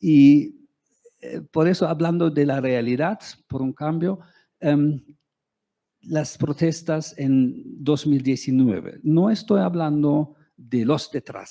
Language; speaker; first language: Spanish; non-native, fluent; German